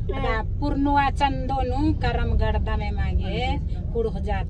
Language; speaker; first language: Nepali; non-native, local second language; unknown